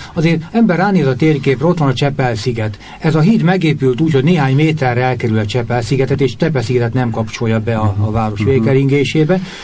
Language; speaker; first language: Hungarian; native; Hungarian